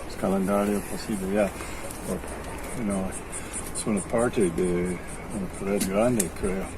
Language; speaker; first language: Spanish; non-native, learner; English